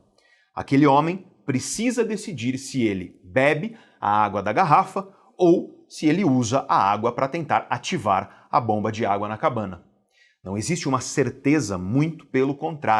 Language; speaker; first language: Portuguese; native; Portuguese